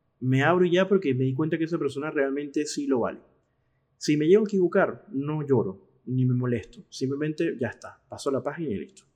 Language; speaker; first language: Spanish; native; Spanish